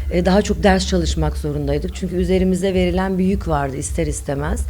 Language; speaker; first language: Turkish; early bilingual, other home language; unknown